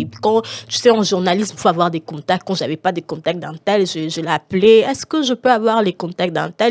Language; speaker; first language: French; non-native, local second language; Lingala